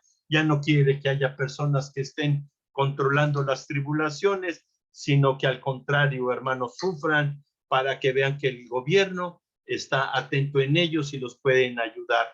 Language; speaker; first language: Spanish; native; Spanish